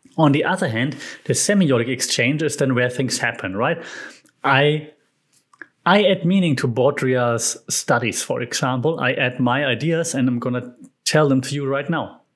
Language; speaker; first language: English; non-native, fluent; German